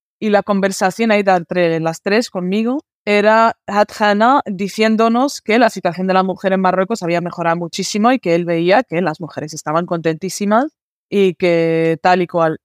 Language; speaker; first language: Spanish; early bilingual, other home language; Arabic